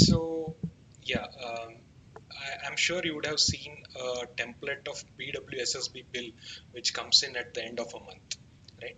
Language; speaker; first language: English; non-native, local second language; Kannada